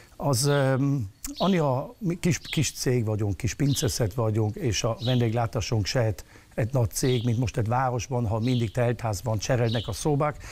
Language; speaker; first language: Hungarian; non-native, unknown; German